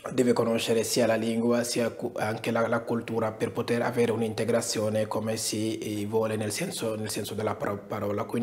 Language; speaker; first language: Italian; non-native, fluent; Wolof